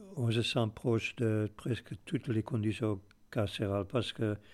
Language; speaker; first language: French; non-native, fluent; Afrikaans